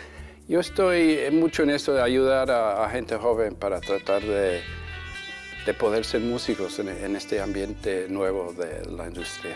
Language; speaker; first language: Spanish; non-native, fluent; English